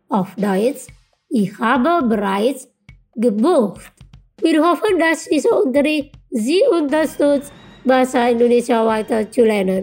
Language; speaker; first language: German; non-native, fluent; Indonesian